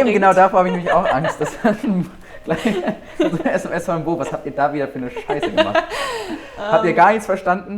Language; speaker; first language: German; native; German